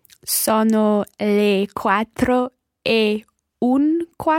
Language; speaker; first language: Italian; non-native, learner; English